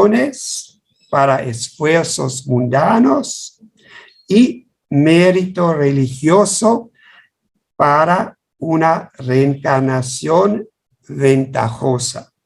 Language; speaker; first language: Spanish; non-native, fluent; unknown